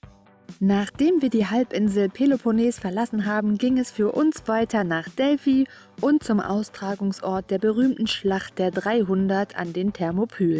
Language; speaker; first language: German; native; German